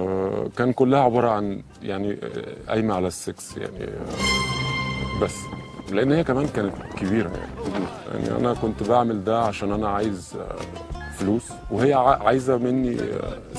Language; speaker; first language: Arabic; native; Arabic